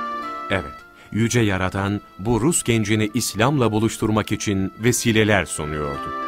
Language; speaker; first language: Turkish; native; Turkish